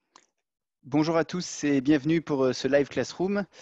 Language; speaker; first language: French; native; French